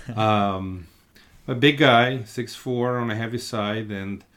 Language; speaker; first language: English; non-native, fluent; Russian